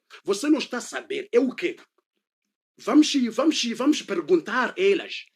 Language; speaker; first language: Portuguese; non-native, learner; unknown